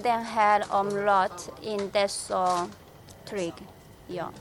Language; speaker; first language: Swedish; non-native, learner; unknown